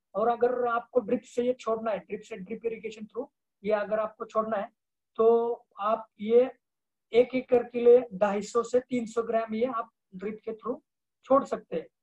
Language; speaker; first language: Hindi; non-native, local second language; Marathi